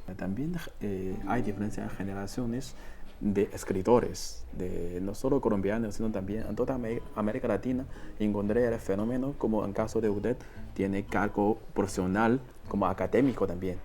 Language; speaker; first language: Spanish; non-native, fluent; Chinese